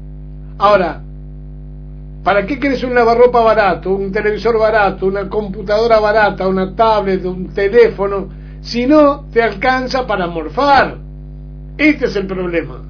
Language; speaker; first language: Spanish; native; Spanish